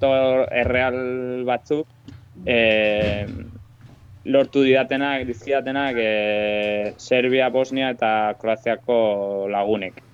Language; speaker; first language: Basque; non-native, local second language; Spanish